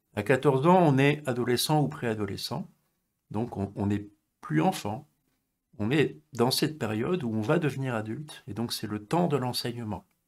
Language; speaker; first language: French; native; French